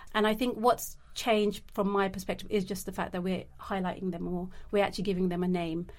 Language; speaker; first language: English; native; English